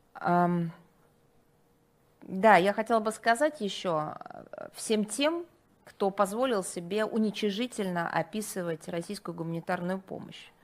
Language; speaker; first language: Russian; native; Russian